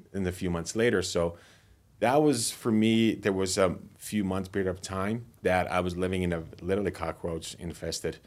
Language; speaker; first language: English; non-native, fluent; Finnish